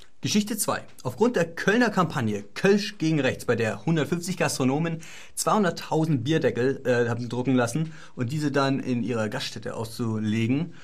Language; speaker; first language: German; native; German